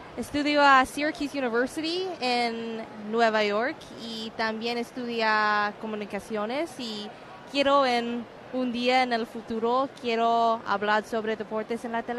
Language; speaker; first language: Spanish; non-native, learner; English